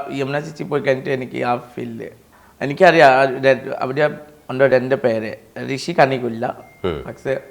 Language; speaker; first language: Malayalam; non-native, fluent; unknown